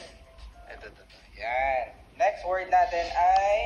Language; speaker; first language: Filipino; native; Filipino